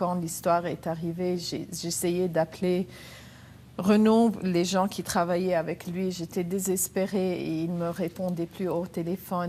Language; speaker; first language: French; non-native, local second language; Arabic